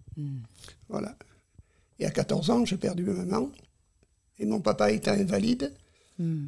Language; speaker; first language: French; native; French